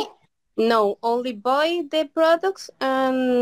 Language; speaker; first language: English; non-native, learner; Spanish